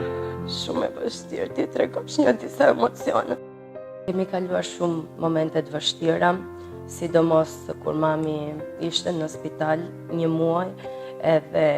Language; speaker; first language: Albanian; early bilingual, heritage; Albanian